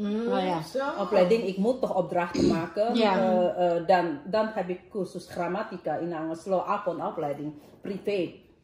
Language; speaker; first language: Dutch; non-native, learner; Indonesian